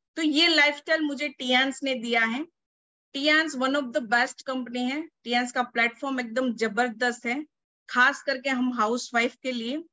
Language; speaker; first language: Hindi; non-native, local second language; Gujarati